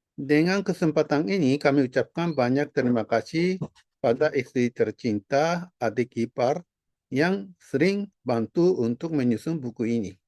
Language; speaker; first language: Indonesian; non-native, fluent; Japanese